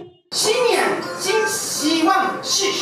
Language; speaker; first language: Chinese; non-native, fluent; Japanese